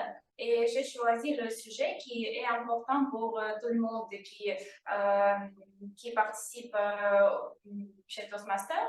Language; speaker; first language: French; non-native, fluent; Russian